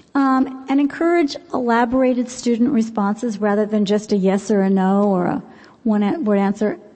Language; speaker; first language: English; native; English